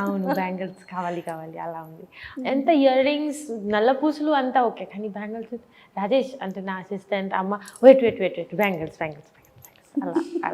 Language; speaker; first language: Telugu; non-native, learner; Bangla